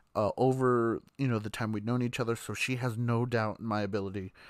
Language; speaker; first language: English; native; English